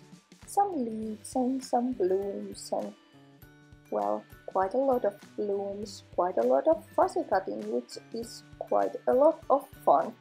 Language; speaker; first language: English; non-native, fluent; Finnish